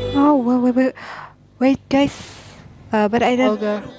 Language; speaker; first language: English; non-native, learner; Indonesian